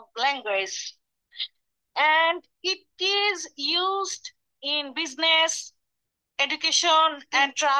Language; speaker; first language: English; non-native, learner; Bangla